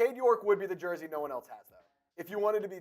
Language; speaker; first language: English; native; English